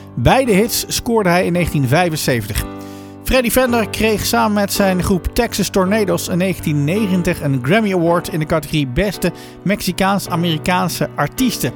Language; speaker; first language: Dutch; native; Dutch